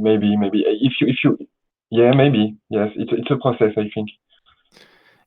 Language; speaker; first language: English; non-native, learner; French